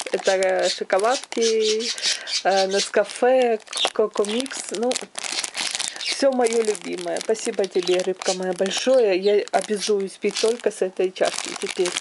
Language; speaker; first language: Russian; non-native, local second language; Ukrainian